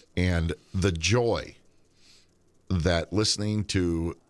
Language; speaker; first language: English; native; English